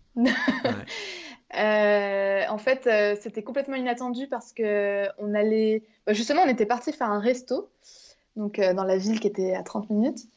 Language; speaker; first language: French; native; French